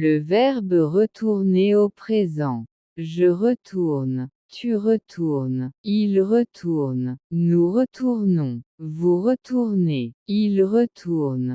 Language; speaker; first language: French; non-native, local second language; Arabic